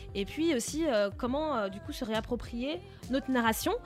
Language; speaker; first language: French; native; French